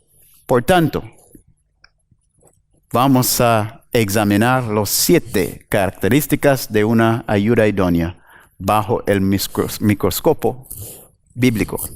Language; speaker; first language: Spanish; non-native, learner; English